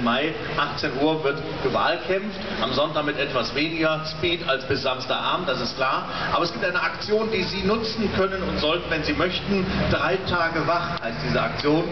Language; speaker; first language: German; native; German